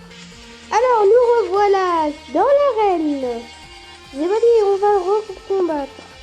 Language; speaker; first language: French; native; French